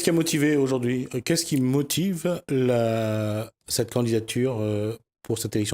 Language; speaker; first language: French; native; French